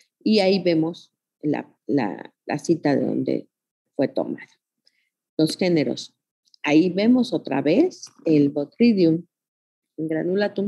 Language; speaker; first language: Spanish; native; Spanish